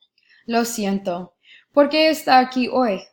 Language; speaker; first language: Spanish; non-native, learner; English